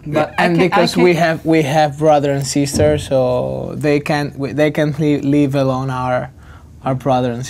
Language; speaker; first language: English; non-native, learner; Italian